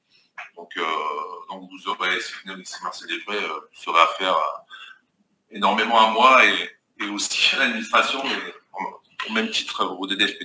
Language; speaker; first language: French; native; French